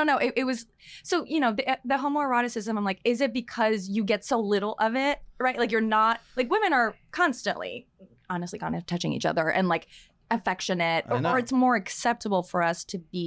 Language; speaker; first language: English; native; English